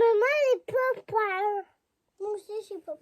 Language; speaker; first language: French; native; French